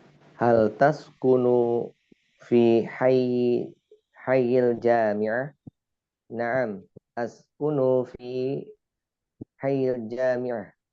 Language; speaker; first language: Arabic; non-native, learner; Indonesian